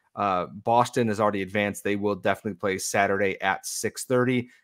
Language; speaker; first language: English; native; English